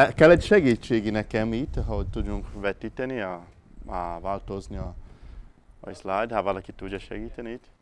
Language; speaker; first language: Hungarian; non-native, fluent; Portuguese